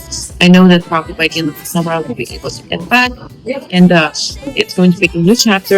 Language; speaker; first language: English; non-native, fluent; Lithuanian